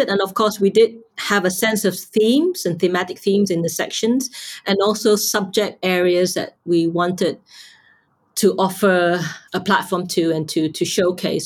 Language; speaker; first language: English; non-native, local second language; Cantonese